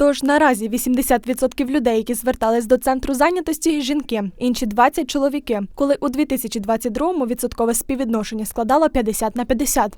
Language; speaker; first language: Ukrainian; native; Ukrainian